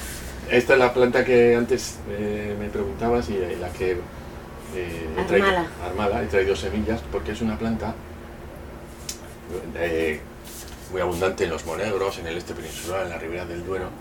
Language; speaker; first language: Spanish; native; Spanish